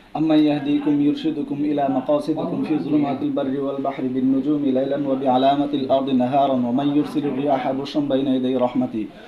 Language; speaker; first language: Arabic; non-native, fluent; Bangla